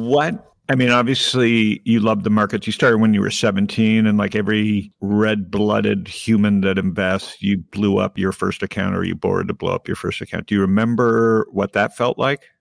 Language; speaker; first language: English; native; English